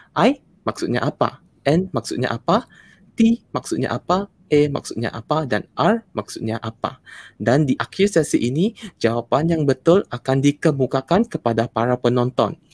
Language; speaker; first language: Malay; non-native, local second language; Chinese